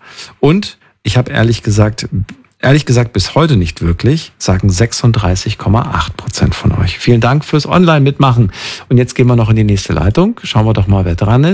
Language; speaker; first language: German; native; German